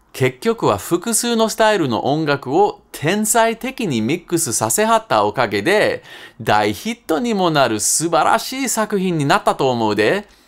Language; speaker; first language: Japanese; non-native, fluent; English